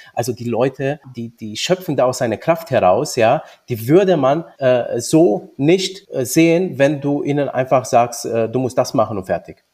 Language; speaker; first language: German; early bilingual, other home language; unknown